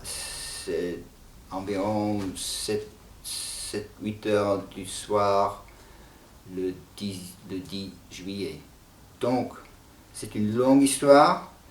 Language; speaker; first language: French; non-native, fluent; English